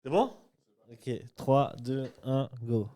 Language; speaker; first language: French; native; French